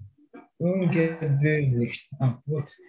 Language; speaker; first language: German; non-native, learner; Romanian